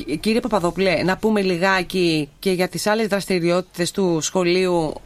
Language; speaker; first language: Greek; native; Greek